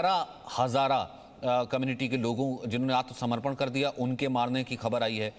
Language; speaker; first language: Hindi; native; Hindi